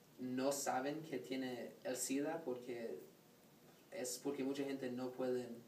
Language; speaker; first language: Spanish; non-native, learner; English